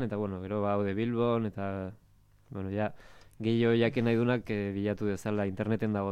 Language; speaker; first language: Basque; native; Basque